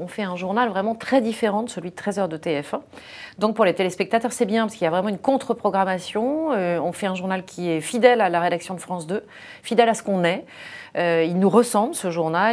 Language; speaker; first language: French; native; French